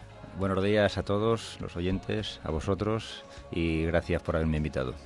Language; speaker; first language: Spanish; native; Spanish